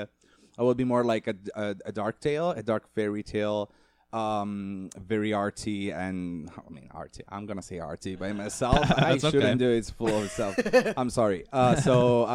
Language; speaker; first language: English; non-native, fluent; Italian